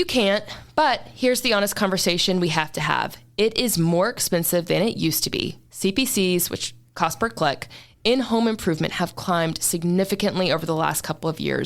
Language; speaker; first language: English; native; English